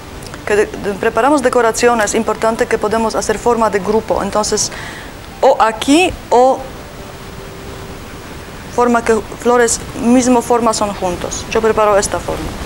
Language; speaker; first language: Spanish; non-native, learner; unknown